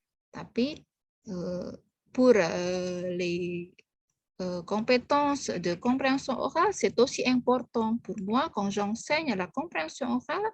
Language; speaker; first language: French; non-native, fluent; Indonesian